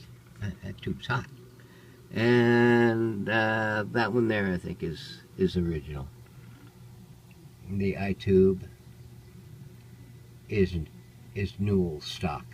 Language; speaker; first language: English; native; English